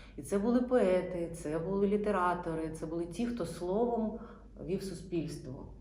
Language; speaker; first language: Ukrainian; non-native, local second language; Russian